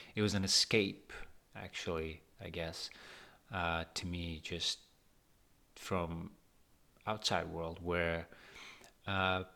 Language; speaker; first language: English; non-native, fluent; Uzbek